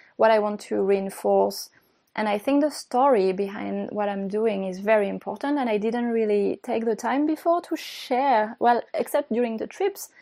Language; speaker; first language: English; non-native, fluent; French